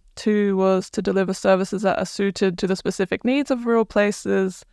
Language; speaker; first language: English; non-native, fluent; Croatian